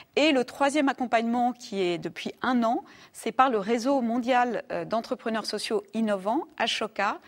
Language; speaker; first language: French; native; French